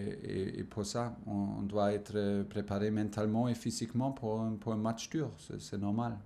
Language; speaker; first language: French; non-native, learner; German